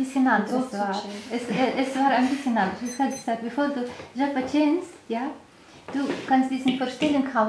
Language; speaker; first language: German; non-native, learner; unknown